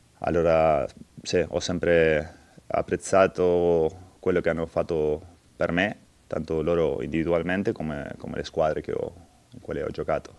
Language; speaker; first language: Italian; non-native, fluent; Spanish